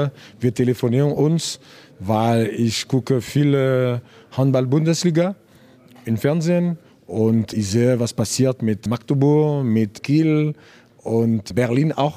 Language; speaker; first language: German; non-native, learner; French